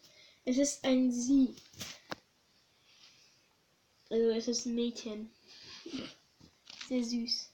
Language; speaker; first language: German; early bilingual, other home language; Hungarian